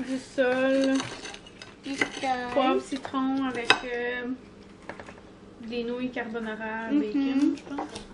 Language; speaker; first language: French; native; French